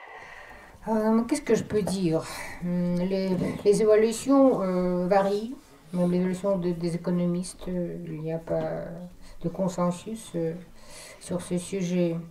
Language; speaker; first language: French; non-native, fluent; Russian